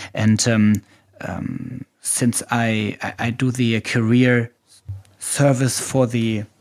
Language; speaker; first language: English; non-native, fluent; German